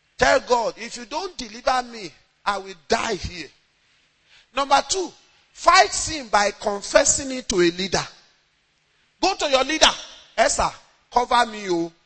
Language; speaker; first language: English; non-native, local second language; Yoruba